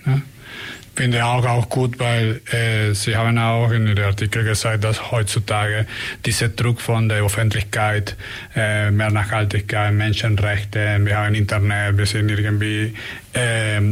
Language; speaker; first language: German; non-native, learner; Spanish